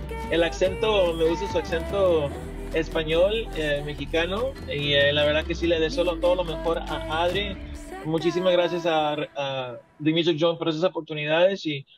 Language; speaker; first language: Spanish; native; Spanish